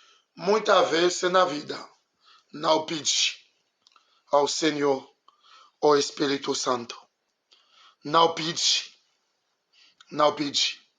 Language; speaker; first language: Portuguese; non-native, learner; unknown